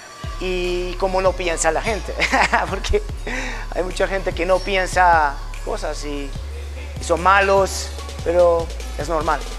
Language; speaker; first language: Spanish; non-native, fluent; Hungarian